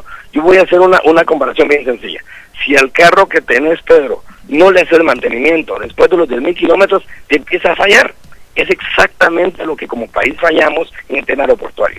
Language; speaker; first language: Spanish; native; Spanish